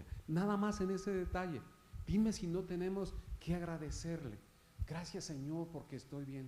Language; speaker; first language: Spanish; native; Spanish